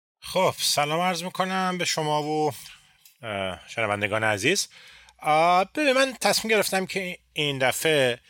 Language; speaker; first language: Persian; native; Persian